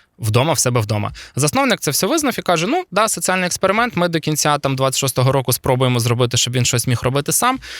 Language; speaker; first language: Ukrainian; non-native, local second language; Russian